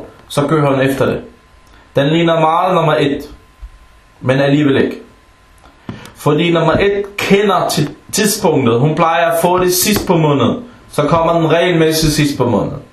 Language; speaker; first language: Danish; non-native, fluent; Arabic